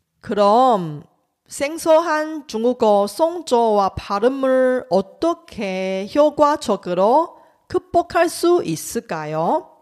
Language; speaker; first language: Korean; non-native, fluent; Chinese